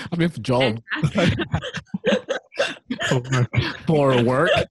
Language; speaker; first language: English; native; English